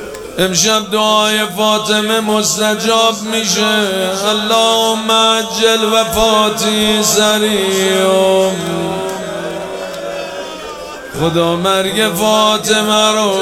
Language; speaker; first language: Persian; native; Persian